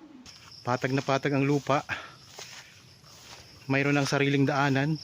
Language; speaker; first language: Filipino; native; Filipino